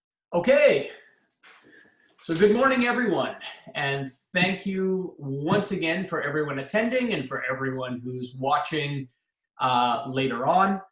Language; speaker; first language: English; native; English